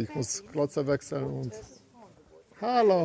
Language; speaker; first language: German; non-native, learner; Polish